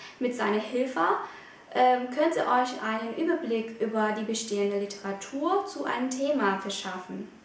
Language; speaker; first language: German; non-native, fluent; Vietnamese